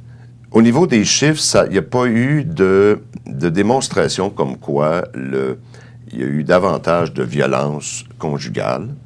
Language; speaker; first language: French; native; French